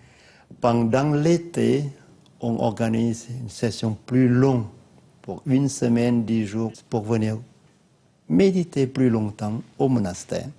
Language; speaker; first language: French; non-native, learner; Lao